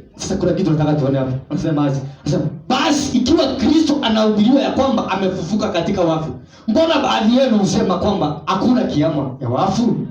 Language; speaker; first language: Swahili; non-native, local second language; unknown